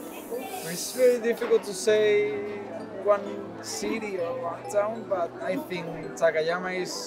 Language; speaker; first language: English; non-native, fluent; Spanish